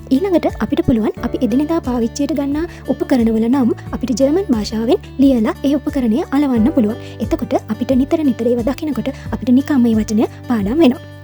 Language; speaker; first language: Sinhala; native; Sinhala